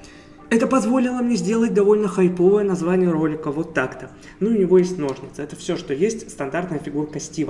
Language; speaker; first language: Russian; native; Russian